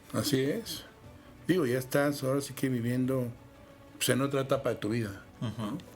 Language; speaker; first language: Spanish; native; Spanish